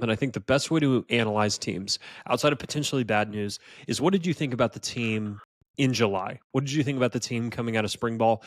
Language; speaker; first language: English; native; English